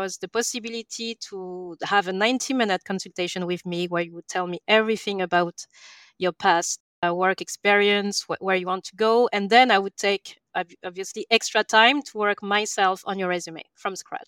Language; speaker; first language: English; non-native, fluent; French